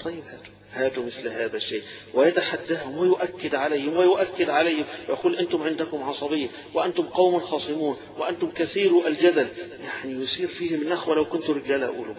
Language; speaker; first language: Arabic; native; Arabic